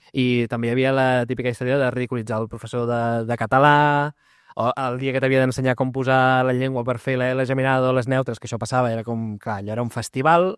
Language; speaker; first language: Catalan; non-native, local second language; Spanish